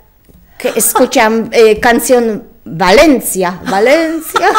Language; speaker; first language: Spanish; non-native, learner; Polish